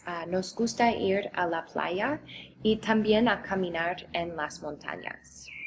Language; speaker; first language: Spanish; non-native, fluent; English